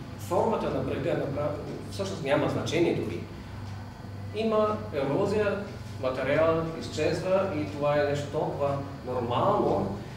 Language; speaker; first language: Bulgarian; non-native, fluent; German